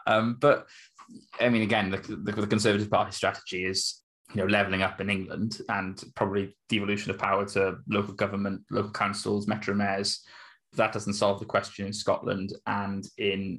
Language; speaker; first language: English; native; English